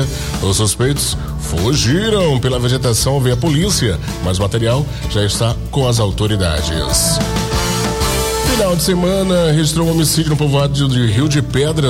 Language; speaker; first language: Portuguese; native; Portuguese